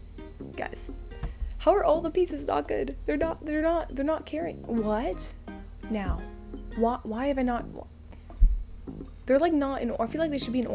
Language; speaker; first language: English; native; English